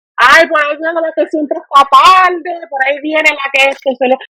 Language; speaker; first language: Spanish; early bilingual, heritage; Spanish